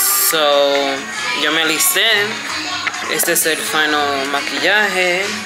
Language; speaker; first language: Spanish; early bilingual, heritage; Spanish